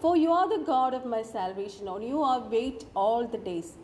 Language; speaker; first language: English; non-native, local second language; Malayalam